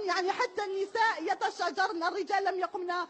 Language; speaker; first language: Arabic; native; Arabic